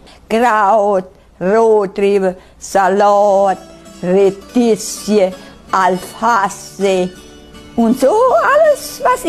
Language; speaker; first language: German; early bilingual, heritage; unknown